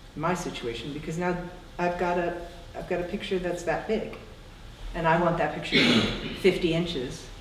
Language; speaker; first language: English; native; English